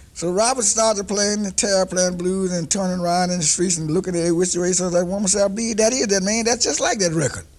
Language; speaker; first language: English; native; English